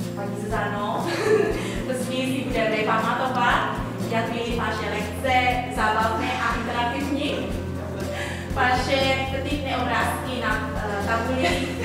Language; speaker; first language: Czech; non-native, learner; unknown